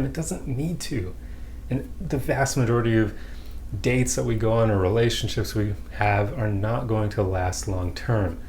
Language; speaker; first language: English; native; English